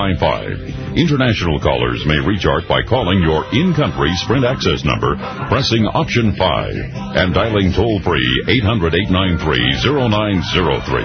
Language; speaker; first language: English; native; English